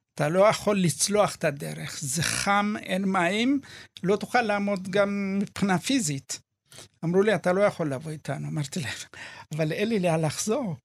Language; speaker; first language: Hebrew; early bilingual, other home language; Amharic